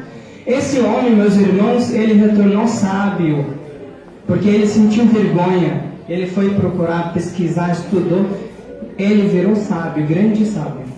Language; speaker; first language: Portuguese; non-native, fluent; Arabic